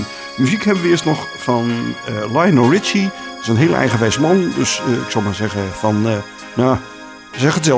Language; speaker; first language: Dutch; native; Dutch